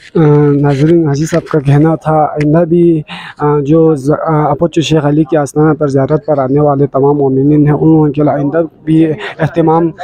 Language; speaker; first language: Urdu; non-native, local second language; Balti